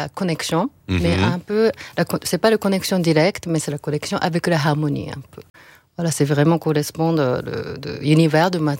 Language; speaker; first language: French; non-native, learner; Japanese